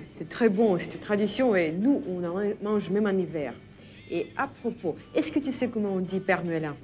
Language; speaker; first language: French; non-native, fluent; Russian